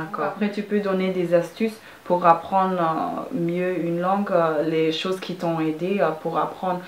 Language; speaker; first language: French; non-native, fluent; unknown